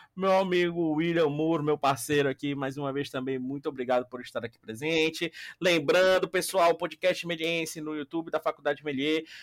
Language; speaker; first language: Portuguese; native; Portuguese